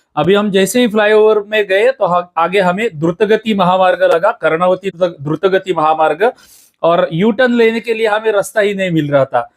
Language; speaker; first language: Hindi; non-native, local second language; Marathi